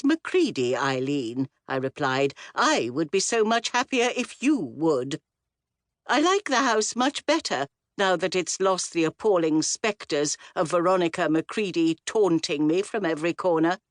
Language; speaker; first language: English; native; English